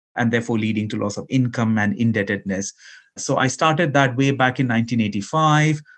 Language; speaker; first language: English; non-native, local second language; Malayalam